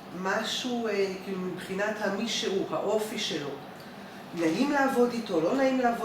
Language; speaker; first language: Hebrew; native; Hebrew